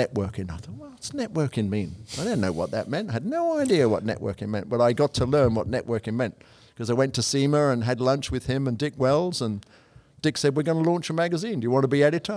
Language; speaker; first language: English; native; English